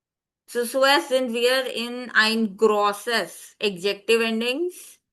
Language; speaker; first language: German; non-native, fluent; Hindi